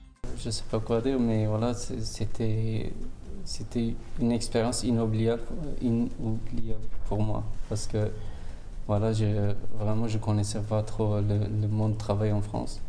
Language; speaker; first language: French; non-native, fluent; Turkish